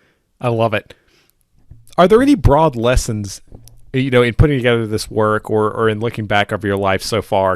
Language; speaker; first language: English; native; English